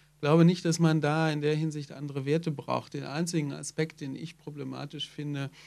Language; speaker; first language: German; native; German